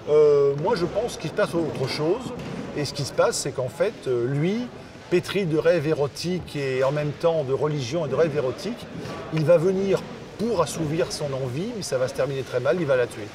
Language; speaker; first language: French; native; French